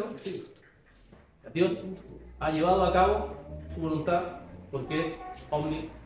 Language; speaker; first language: Spanish; native; Spanish